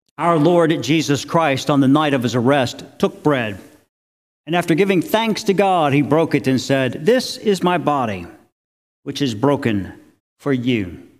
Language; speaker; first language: English; native; English